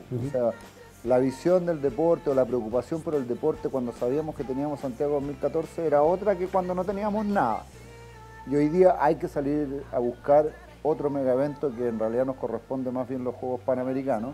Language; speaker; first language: Spanish; native; Spanish